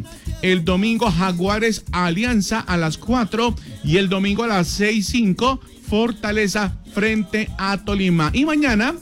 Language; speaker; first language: Spanish; native; Spanish